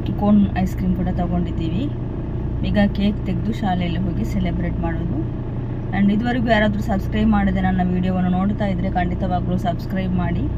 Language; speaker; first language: Kannada; non-native, local second language; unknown